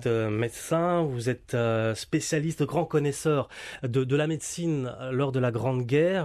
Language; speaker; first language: French; native; French